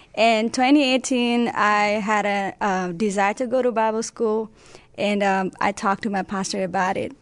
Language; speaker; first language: English; non-native, local second language; Nepali